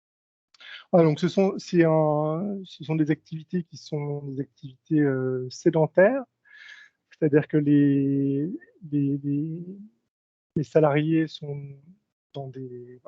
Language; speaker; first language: French; native; French